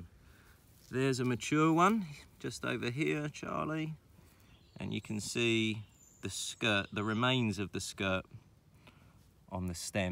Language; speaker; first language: English; native; English